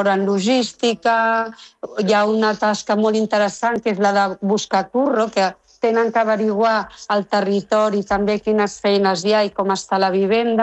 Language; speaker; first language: Catalan; non-native, local second language; Spanish